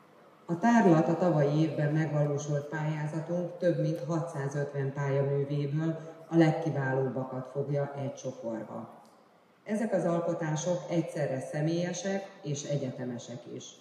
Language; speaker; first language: Hungarian; native; Hungarian